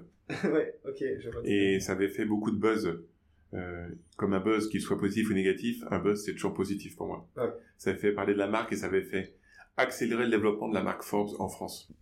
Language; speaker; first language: French; native; French